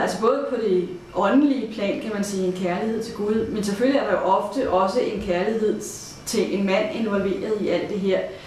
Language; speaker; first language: Danish; native; Danish